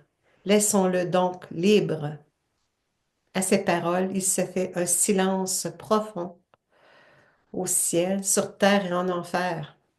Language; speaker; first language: French; native; French